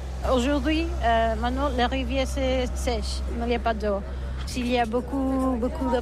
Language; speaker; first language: French; non-native, learner; Catalan